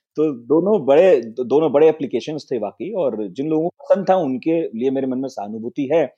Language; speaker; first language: Hindi; native; Hindi